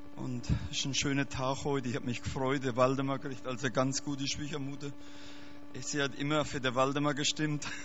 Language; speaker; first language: German; native; German